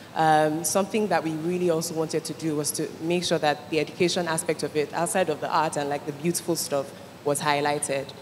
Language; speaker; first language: English; non-native, local second language; Igbo